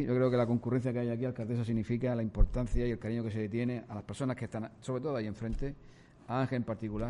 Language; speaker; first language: Spanish; native; Spanish